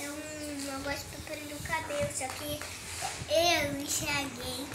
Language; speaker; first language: Portuguese; native; Portuguese